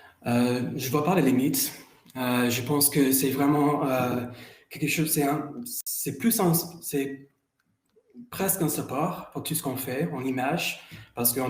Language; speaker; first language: French; non-native, fluent; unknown